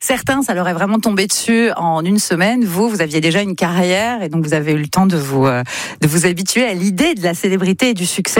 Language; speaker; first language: French; native; French